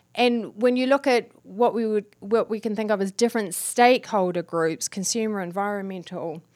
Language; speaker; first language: English; native; English